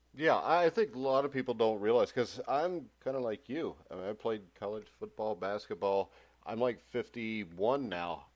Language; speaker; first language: English; native; English